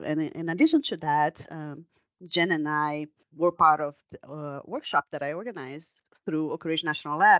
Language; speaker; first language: English; non-native, fluent; Portuguese